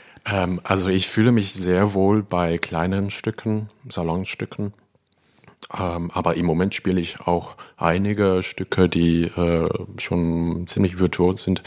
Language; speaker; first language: German; non-native, fluent; Cantonese